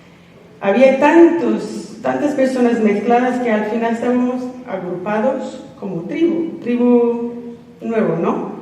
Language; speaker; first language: Spanish; non-native, fluent; English